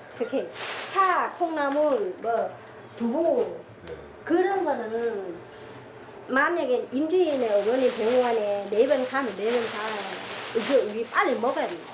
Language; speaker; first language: Korean; non-native, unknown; Vietnamese